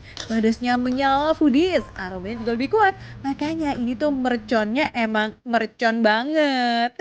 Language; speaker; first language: Indonesian; native; Indonesian